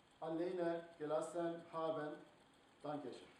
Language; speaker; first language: German; non-native, learner; Turkish